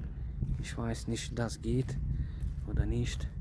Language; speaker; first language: German; non-native, learner; Hungarian